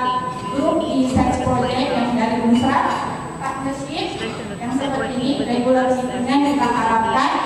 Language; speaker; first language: Indonesian; native; Indonesian